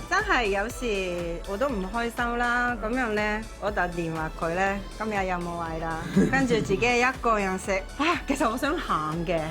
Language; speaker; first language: Cantonese; non-native, fluent; Japanese